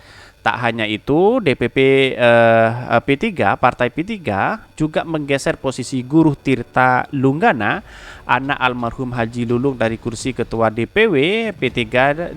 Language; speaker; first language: Indonesian; native; Indonesian